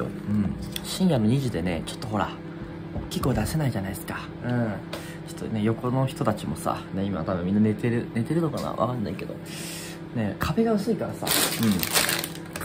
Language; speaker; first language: Japanese; native; Japanese